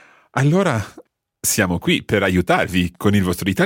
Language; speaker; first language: Italian; non-native, fluent; English